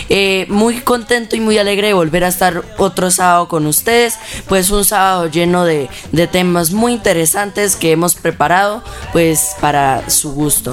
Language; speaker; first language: Spanish; native; Spanish